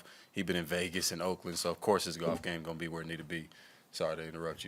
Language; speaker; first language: English; native; English